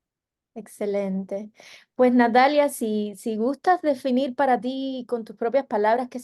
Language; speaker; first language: Spanish; native; Spanish